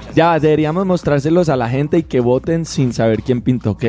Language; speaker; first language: Spanish; native; Spanish